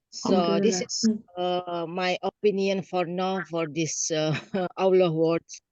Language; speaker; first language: English; non-native, learner; Indonesian